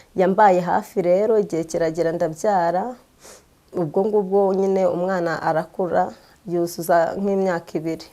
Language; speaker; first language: Kinyarwanda; native; Kinyarwanda